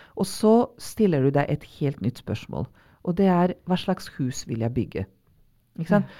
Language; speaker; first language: Norwegian; non-native, fluent; Hungarian